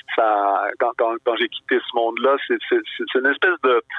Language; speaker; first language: French; native; French